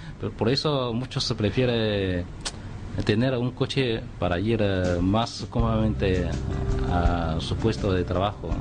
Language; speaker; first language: Spanish; non-native, fluent; Chinese